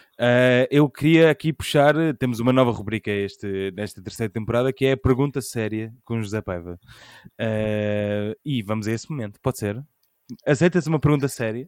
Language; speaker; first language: Portuguese; native; Portuguese